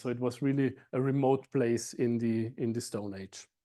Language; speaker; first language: English; non-native, fluent; German